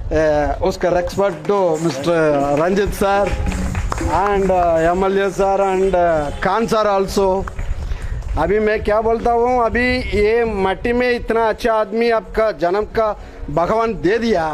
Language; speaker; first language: Hindi; non-native, local second language; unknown